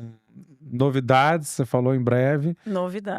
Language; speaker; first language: Portuguese; native; Portuguese